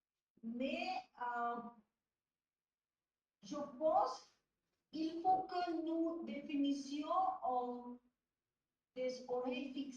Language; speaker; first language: French; non-native, learner; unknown